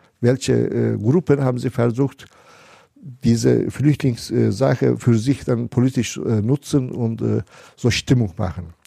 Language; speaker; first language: German; non-native, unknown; Turkish